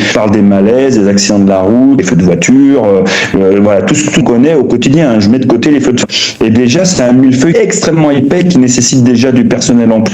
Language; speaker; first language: French; native; French